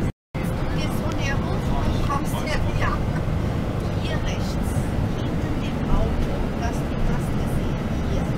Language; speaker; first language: German; non-native, fluent; Portuguese